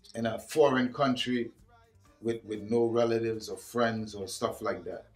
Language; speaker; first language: English; native; English